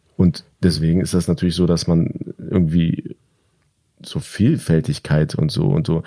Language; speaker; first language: German; early bilingual, other home language; Turkish